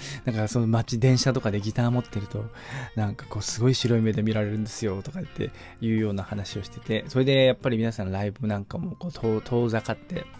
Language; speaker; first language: Japanese; native; Japanese